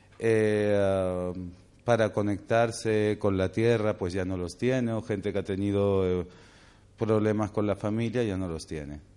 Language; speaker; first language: Spanish; native; Spanish